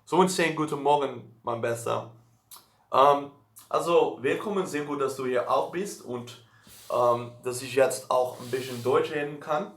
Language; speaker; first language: German; non-native, learner; Dutch